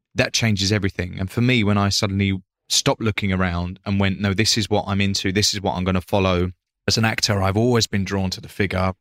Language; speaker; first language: English; native; English